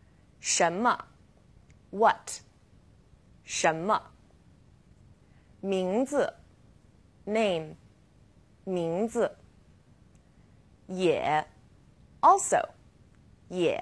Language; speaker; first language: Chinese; non-native, fluent; English